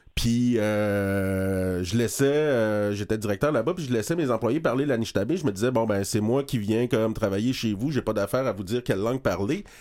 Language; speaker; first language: French; native; French